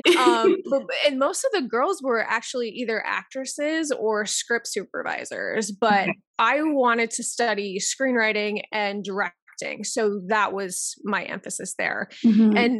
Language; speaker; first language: English; native; English